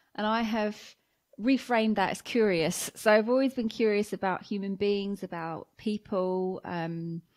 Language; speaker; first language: English; native; English